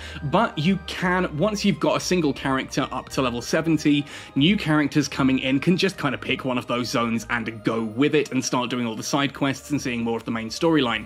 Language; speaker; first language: English; native; English